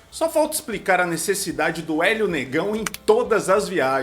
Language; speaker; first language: Portuguese; native; Portuguese